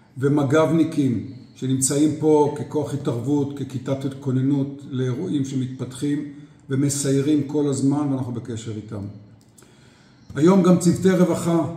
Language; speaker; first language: Hebrew; native; Hebrew